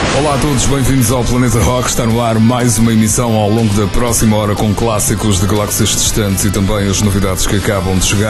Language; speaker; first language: Portuguese; native; Portuguese